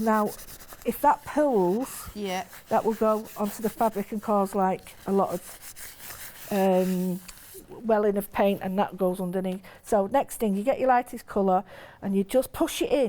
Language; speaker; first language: English; native; English